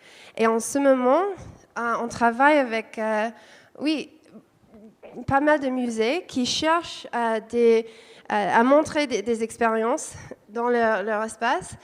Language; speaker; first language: French; non-native, fluent; English